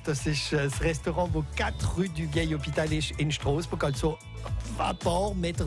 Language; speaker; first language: German; native; German